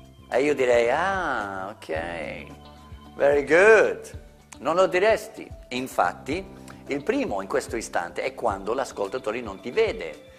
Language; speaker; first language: Italian; non-native, fluent; English